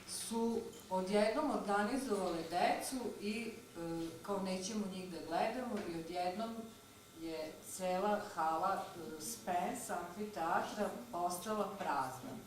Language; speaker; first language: Bosnian; native; Bosnian